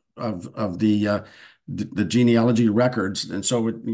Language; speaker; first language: English; native; English